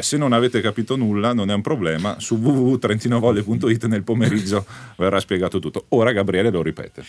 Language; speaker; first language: Italian; native; Italian